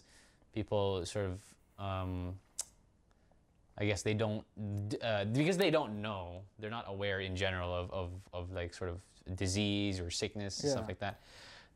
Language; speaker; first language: English; non-native, local second language; Hiligaynon